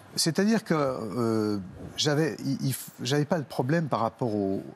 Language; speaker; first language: French; native; French